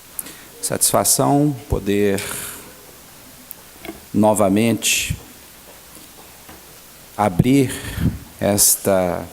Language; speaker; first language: Portuguese; native; Portuguese